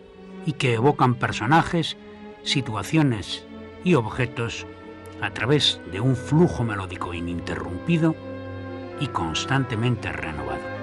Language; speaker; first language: Spanish; native; Spanish